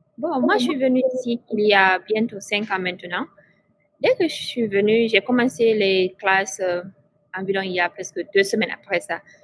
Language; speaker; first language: French; non-native, local second language; Fula